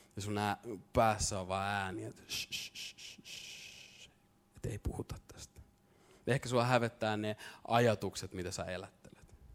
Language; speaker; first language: Finnish; native; Finnish